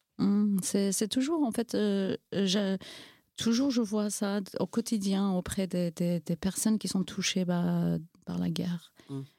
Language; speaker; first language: French; non-native, fluent; Kurdish